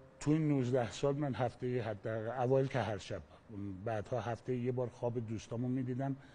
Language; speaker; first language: Persian; non-native, local second language; Armenian